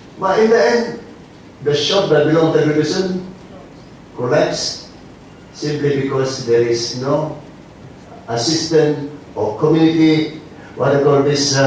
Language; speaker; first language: English; non-native, local second language; Central Dusun